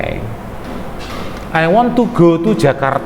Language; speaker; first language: English; non-native, fluent; Indonesian